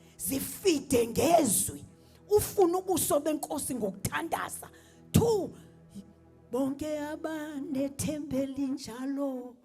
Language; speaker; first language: Zulu; non-native, local second language; Xhosa